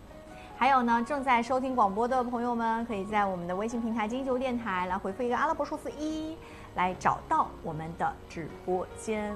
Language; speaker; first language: Chinese; native; Chinese